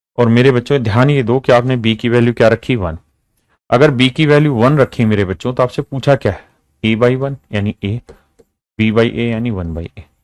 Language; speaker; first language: Hindi; native; Hindi